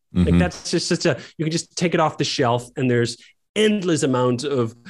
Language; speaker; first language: English; non-native, fluent; Danish